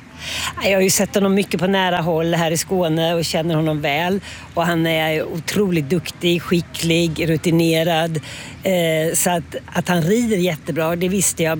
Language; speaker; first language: Swedish; native; Swedish